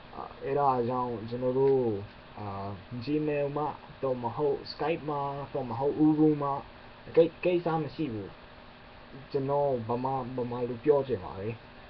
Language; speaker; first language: Burmese; non-native, learner; English